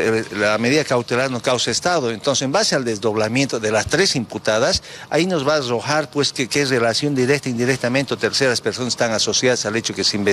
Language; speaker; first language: Spanish; native; Spanish